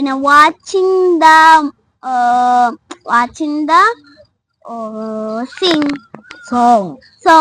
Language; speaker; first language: English; non-native, learner; Malayalam